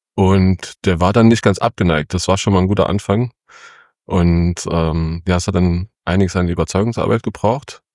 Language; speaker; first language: German; early bilingual, other home language; Kurdish